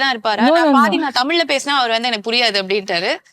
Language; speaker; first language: Tamil; native; Tamil